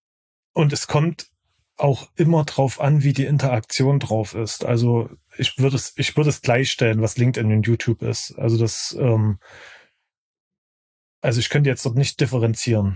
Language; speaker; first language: German; native; German